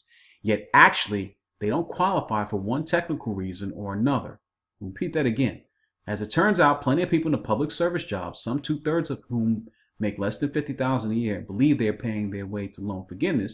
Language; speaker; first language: English; native; English